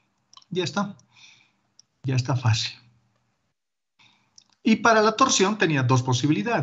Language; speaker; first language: Spanish; native; Spanish